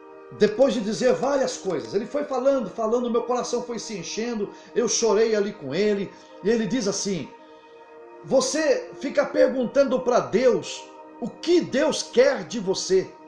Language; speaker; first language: Portuguese; native; Portuguese